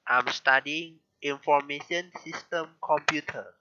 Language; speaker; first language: English; non-native, learner; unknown